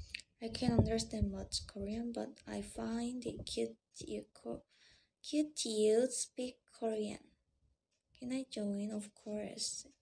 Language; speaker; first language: English; non-native, learner; Korean